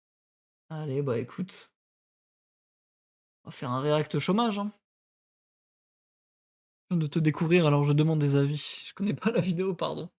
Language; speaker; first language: French; native; French